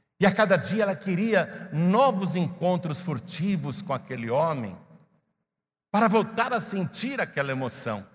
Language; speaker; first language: Portuguese; native; Portuguese